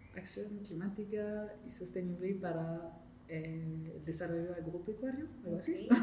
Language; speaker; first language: Spanish; non-native, fluent; English